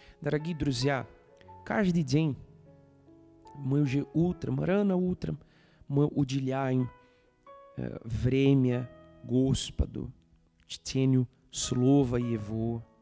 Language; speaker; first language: Russian; non-native, fluent; Portuguese